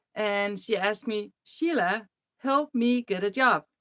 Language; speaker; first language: English; non-native, fluent; Danish